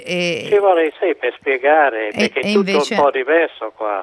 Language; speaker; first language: Italian; non-native, fluent; English